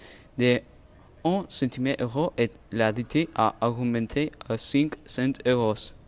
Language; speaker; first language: French; non-native, learner; Spanish